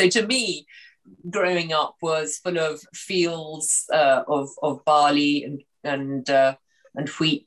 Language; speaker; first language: English; native; English